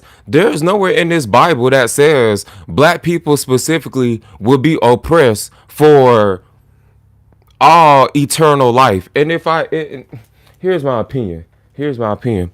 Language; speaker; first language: English; native; English